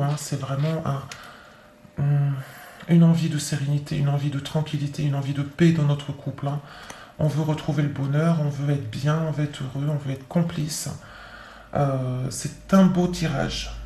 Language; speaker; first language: French; native; French